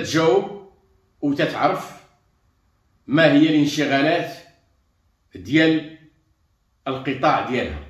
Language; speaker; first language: Arabic; native; Arabic